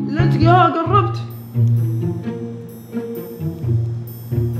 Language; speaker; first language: Arabic; native; Arabic